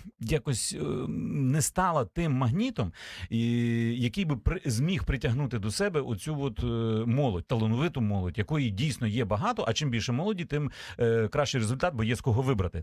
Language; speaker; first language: Ukrainian; native; Ukrainian